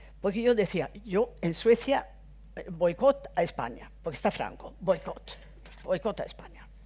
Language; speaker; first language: Spanish; non-native, fluent; Swedish